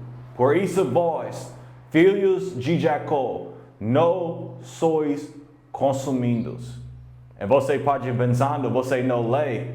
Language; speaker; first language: Portuguese; non-native, learner; English